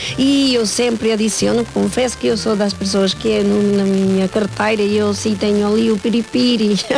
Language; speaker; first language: Portuguese; non-native, fluent; Spanish